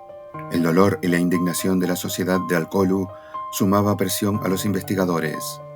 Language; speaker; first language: Spanish; native; Spanish